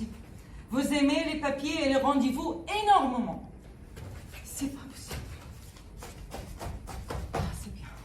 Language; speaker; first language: French; non-native, fluent; Arabic